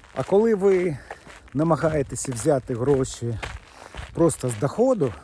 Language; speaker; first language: Ukrainian; non-native, fluent; Lithuanian